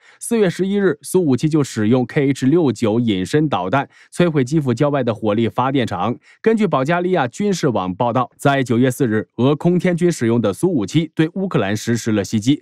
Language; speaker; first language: Chinese; native; Chinese